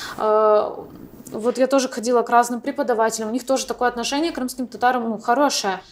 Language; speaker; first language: Russian; non-native, local second language; Crimean Tatar